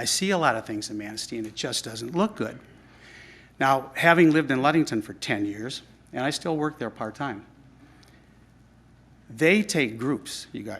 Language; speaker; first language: English; native; English